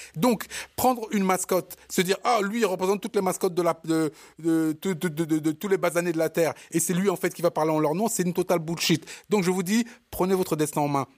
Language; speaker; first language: French; early bilingual, other home language; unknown